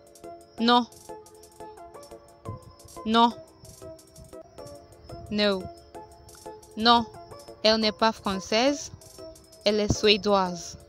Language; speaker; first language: French; non-native, fluent; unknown